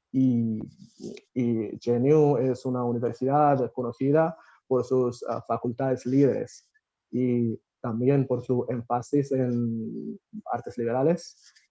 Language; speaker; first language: Spanish; non-native, fluent; Bangla